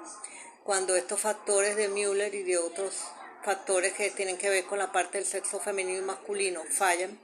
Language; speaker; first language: Spanish; native; Spanish